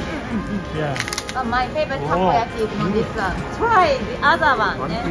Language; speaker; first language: English; non-native, learner; Japanese